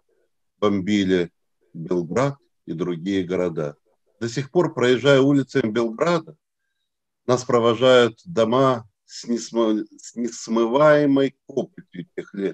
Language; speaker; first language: Russian; native; Russian